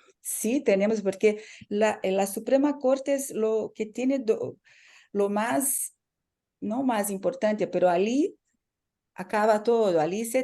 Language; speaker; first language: Spanish; non-native, fluent; Portuguese